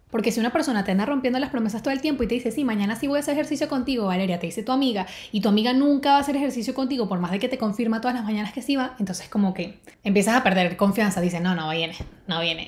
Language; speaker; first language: Spanish; native; Spanish